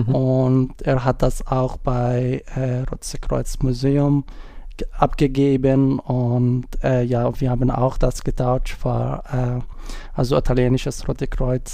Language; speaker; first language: German; non-native, learner; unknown